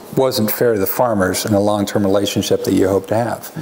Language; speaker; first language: English; native; English